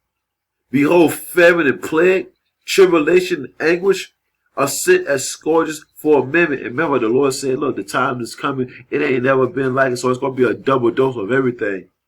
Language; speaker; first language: English; native; English